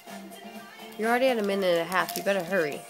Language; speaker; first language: English; native; English